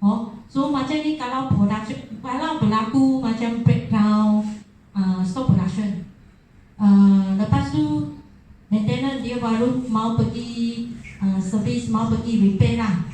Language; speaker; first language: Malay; non-native, local second language; Chinese